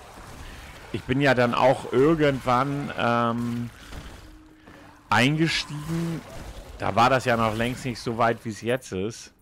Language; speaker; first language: German; native; German